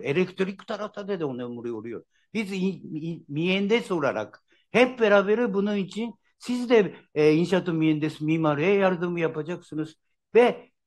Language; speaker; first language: Turkish; non-native, learner; Japanese